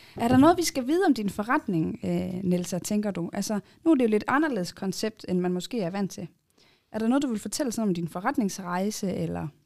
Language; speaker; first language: Danish; native; Danish